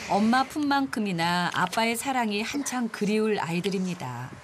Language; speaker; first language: Korean; native; Korean